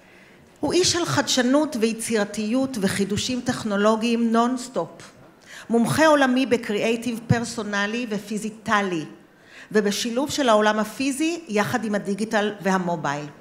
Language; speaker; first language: Hebrew; native; Hebrew